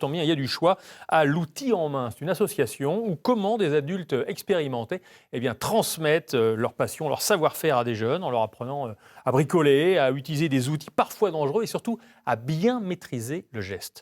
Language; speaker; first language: French; native; French